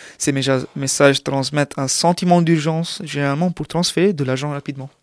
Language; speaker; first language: French; non-native, local second language; Arabic